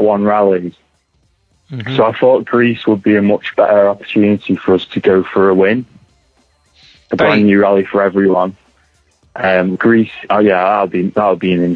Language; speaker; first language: English; native; English